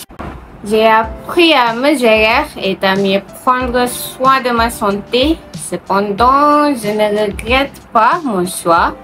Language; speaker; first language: French; non-native, learner; Malay